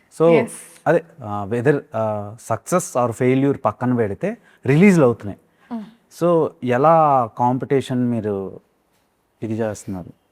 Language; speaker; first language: Telugu; native; Telugu